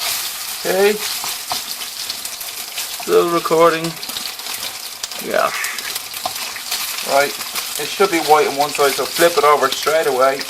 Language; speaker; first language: English; native; English